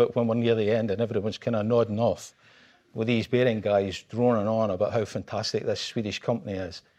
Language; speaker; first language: English; native; English